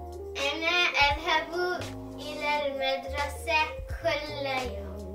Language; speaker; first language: Arabic; non-native, learner; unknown